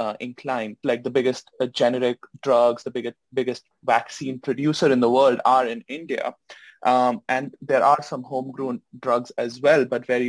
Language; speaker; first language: English; non-native, local second language; Hindi